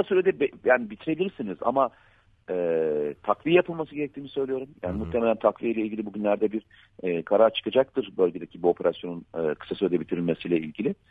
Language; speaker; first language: Turkish; native; Turkish